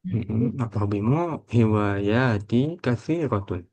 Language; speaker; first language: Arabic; non-native, fluent; Indonesian